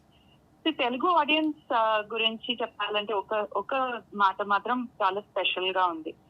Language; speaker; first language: Telugu; non-native, local second language; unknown